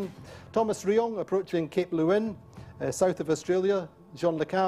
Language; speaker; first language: English; native; English